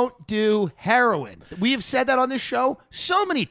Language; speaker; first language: English; native; English